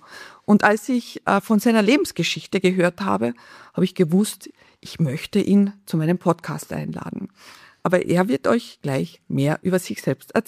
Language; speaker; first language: German; native; German